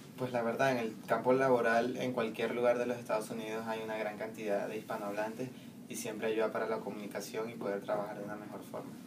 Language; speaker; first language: Spanish; native; Spanish